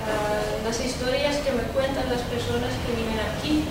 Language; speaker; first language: Spanish; non-native, fluent; Dutch